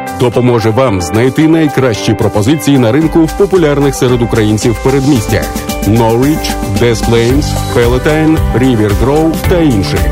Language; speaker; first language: Ukrainian; native; Ukrainian